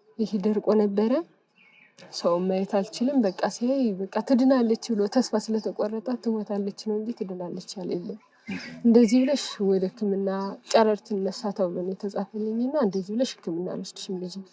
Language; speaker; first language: Amharic; native; Amharic